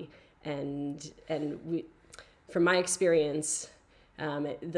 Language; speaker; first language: English; native; English